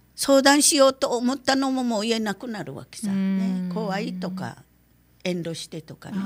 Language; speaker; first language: Japanese; native; Japanese